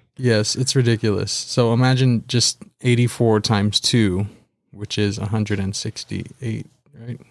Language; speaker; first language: English; native; English